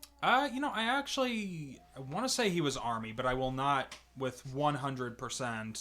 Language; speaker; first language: English; native; English